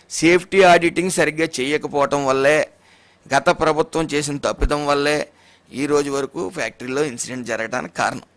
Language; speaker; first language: Telugu; native; Telugu